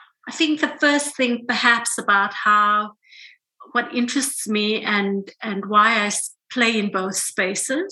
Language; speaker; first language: English; native; English